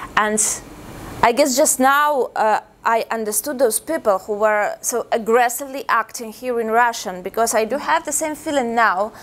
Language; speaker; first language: English; non-native, fluent; Russian